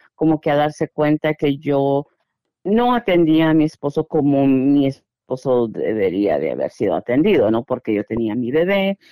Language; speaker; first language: Spanish; native; Spanish